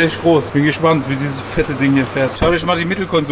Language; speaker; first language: German; native; German